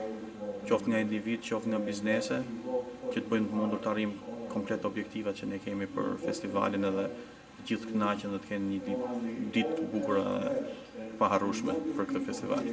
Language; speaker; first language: Albanian; native; Albanian